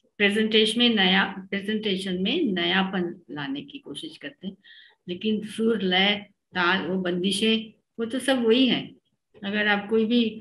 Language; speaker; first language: Hindi; native; Hindi